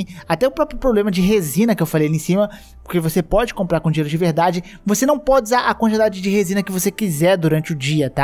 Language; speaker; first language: Portuguese; native; Portuguese